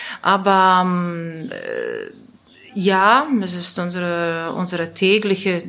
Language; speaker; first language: German; non-native, learner; Latvian